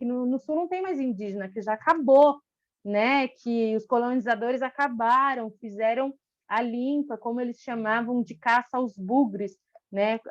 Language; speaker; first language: Portuguese; non-native, local second language; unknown